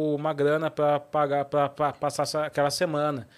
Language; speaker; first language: Portuguese; native; Portuguese